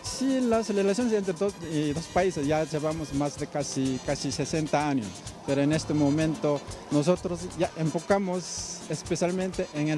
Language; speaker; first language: Spanish; non-native, fluent; Korean